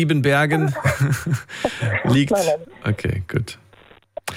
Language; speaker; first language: German; native; German